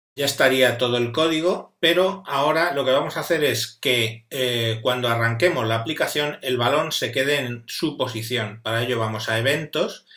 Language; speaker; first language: Spanish; native; Spanish